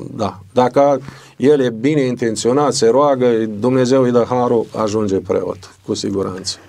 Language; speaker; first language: Romanian; native; Romanian